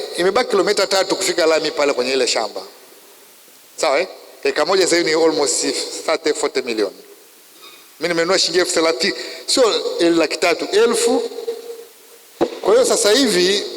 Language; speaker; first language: Swahili; native; Swahili